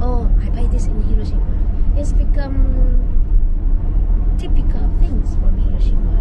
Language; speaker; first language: English; non-native, learner; Indonesian